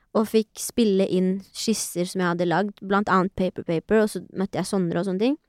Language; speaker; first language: Norwegian; early bilingual, other home language; Persian